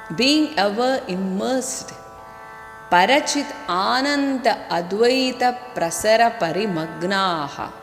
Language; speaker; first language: English; non-native, local second language; Malayalam